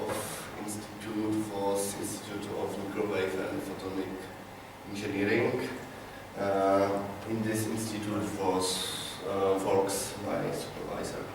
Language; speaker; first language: English; non-native, learner; Czech